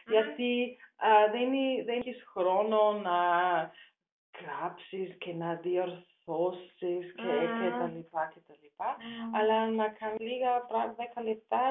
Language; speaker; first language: Greek; non-native, fluent; German